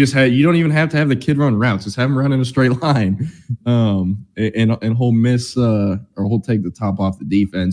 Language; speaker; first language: English; native; English